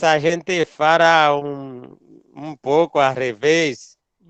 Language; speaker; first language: Portuguese; non-native, learner; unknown